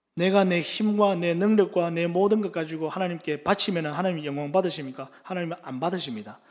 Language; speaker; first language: Korean; early bilingual, heritage; Korean